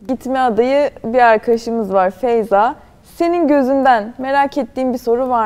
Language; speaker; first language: Turkish; native; Turkish